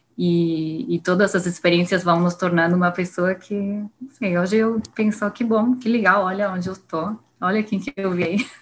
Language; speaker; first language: Portuguese; non-native, fluent; Spanish